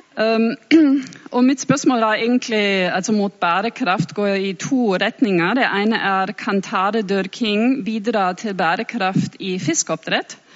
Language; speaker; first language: Norwegian; non-native, fluent; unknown